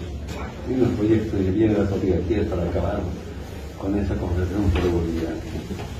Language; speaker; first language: Spanish; non-native, local second language; Aymara